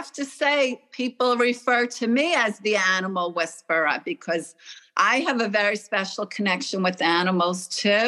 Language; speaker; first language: English; native; English